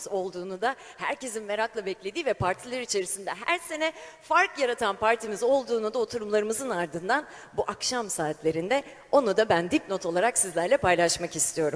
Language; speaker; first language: Turkish; native; Turkish